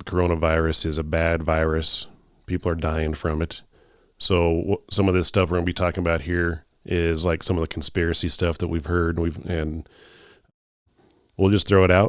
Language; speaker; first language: English; native; English